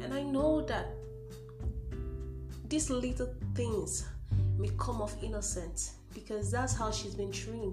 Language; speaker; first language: English; non-native, local second language; Igbo